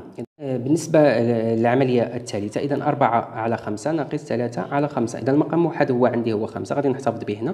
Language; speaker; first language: Arabic; native; Arabic